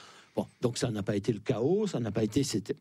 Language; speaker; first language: French; native; French